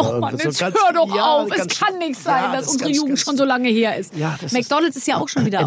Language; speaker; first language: German; native; German